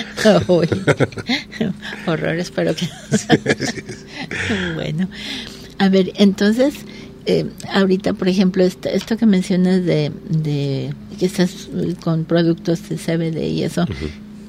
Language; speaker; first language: Spanish; native; Spanish